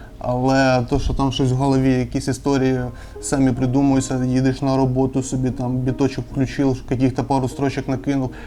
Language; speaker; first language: Ukrainian; native; Ukrainian